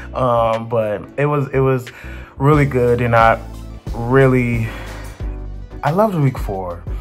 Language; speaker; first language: English; native; English